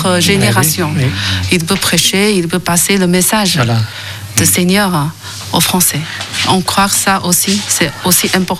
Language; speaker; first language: French; non-native, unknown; Chinese